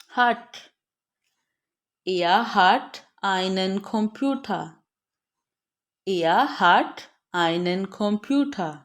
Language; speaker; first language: German; non-native, fluent; Urdu